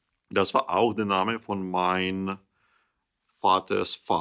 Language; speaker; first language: German; non-native, learner; English